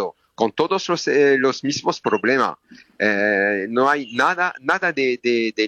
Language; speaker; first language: Spanish; non-native, learner; French